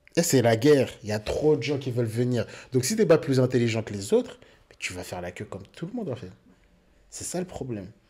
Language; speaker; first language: French; early bilingual, other home language; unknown